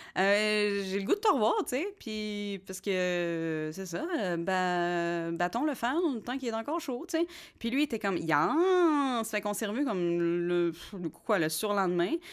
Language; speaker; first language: French; native; French